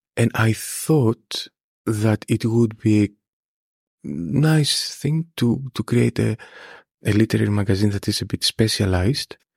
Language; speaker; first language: English; non-native, fluent; Greek